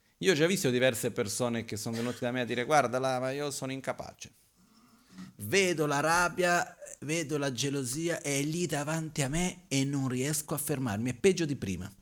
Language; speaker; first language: Italian; non-native, fluent; Portuguese